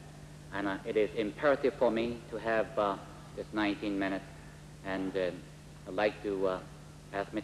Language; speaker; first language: English; non-native, local second language; Korean